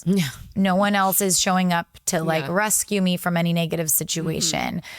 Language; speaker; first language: English; native; English